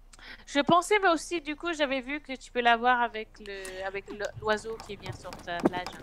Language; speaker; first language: French; non-native, fluent; English